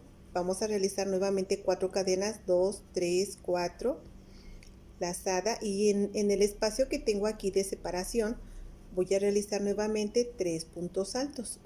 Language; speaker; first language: Spanish; native; Spanish